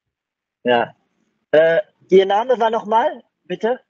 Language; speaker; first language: German; native; German